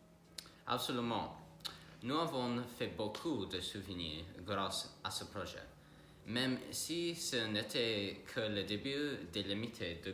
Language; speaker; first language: French; non-native, learner; English